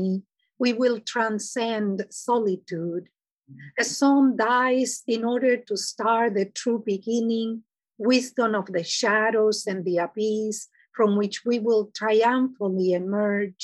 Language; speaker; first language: English; non-native, fluent; Spanish